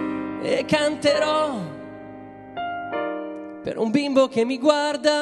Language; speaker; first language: Italian; native; Italian